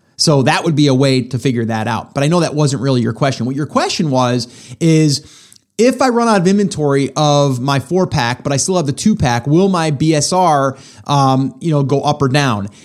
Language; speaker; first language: English; native; English